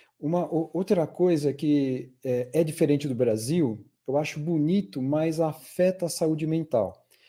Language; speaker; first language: Portuguese; native; Portuguese